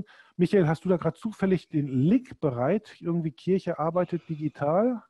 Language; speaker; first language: German; native; German